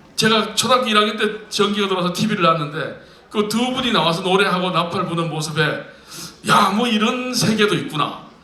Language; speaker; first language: Korean; native; Korean